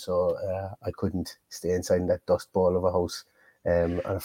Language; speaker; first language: English; native; English